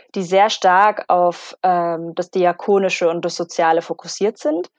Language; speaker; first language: German; native; German